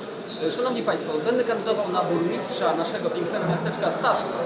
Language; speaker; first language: Polish; native; Polish